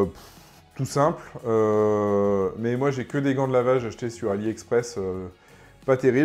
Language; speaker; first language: French; native; French